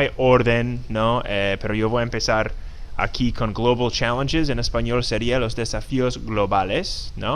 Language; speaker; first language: Spanish; non-native, fluent; English